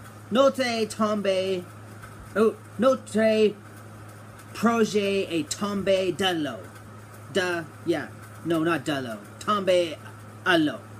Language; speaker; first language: French; non-native, learner; English